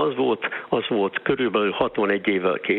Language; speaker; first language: Hungarian; early bilingual, heritage; Hungarian